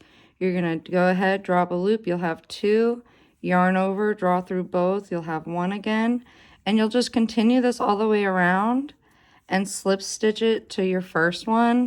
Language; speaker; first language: English; native; English